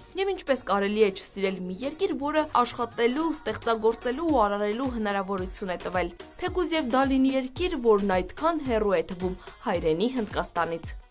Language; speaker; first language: Armenian; native; Armenian